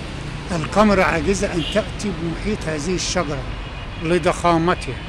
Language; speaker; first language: Arabic; native; Arabic